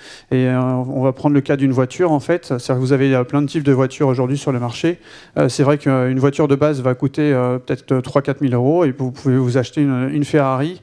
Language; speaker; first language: French; native; French